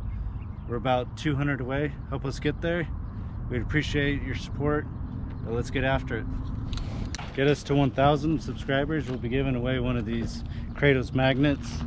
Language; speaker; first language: English; native; English